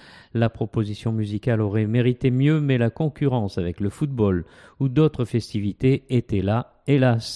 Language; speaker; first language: French; native; French